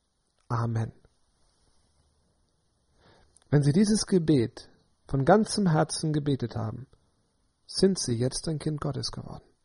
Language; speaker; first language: German; native; German